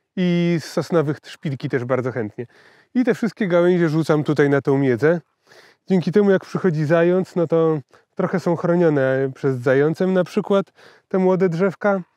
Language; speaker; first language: Polish; native; Polish